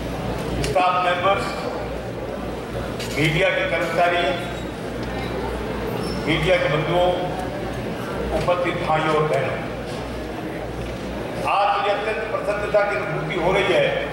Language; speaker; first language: Hindi; native; Hindi